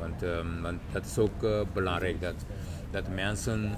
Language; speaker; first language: Dutch; non-native, local second language; Papiamento